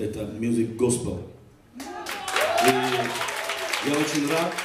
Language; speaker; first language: Russian; non-native, fluent; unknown